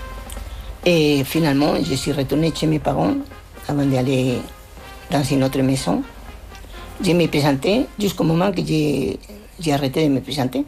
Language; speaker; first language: French; non-native, fluent; Spanish